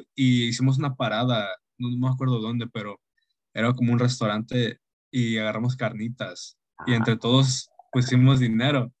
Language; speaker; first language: Spanish; early bilingual, heritage; Spanish